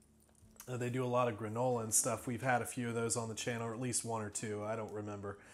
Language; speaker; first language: English; native; English